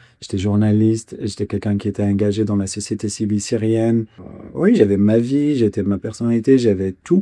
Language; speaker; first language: French; non-native, fluent; Kurdish